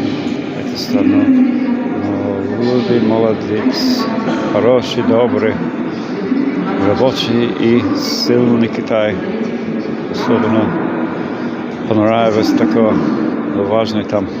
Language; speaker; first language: Russian; non-native, learner; English